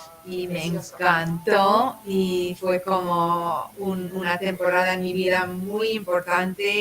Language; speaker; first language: Spanish; non-native, fluent; English